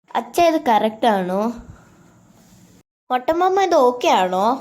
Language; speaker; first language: Malayalam; early bilingual, heritage; Malayalam